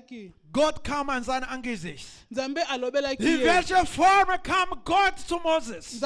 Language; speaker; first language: German; non-native, learner; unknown